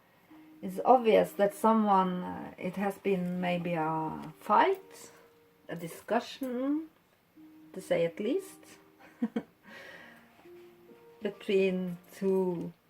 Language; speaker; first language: English; non-native, fluent; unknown